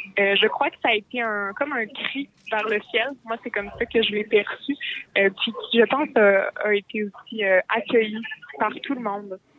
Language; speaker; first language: French; native; French